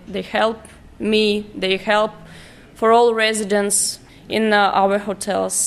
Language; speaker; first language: English; non-native, fluent; Ukrainian